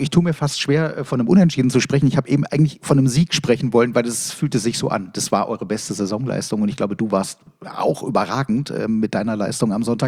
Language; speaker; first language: German; native; German